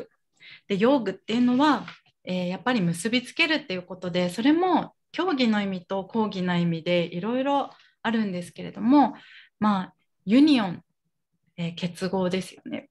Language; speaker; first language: Japanese; native; Japanese